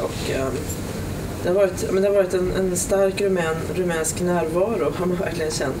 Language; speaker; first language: Swedish; native; Swedish